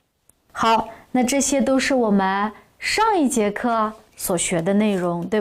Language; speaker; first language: Chinese; non-native, local second language; Uyghur